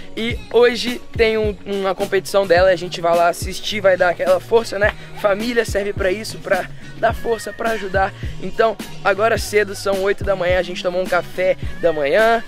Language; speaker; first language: Portuguese; early bilingual, heritage; Portuguese